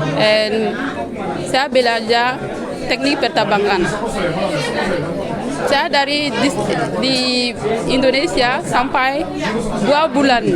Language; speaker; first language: Indonesian; non-native, learner; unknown